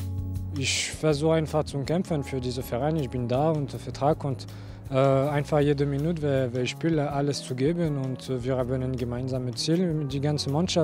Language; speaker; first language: German; non-native, fluent; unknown